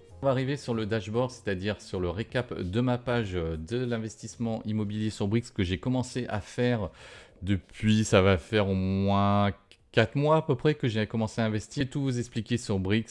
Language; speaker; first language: French; native; French